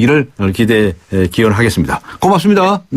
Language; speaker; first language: Korean; native; Korean